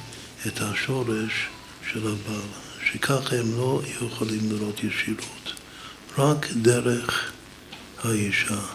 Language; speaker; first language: Hebrew; non-native, fluent; English